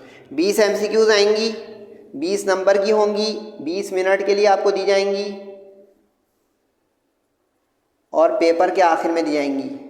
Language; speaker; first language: Urdu; native; Urdu